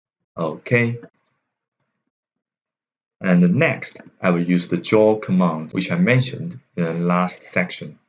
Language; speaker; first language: English; non-native, fluent; Chinese